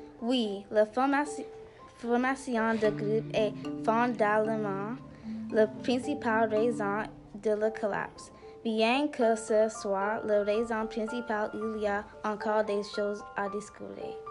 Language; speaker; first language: French; non-native, learner; English